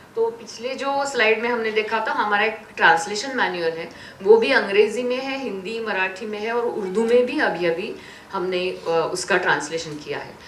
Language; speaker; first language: Hindi; non-native, local second language; Marathi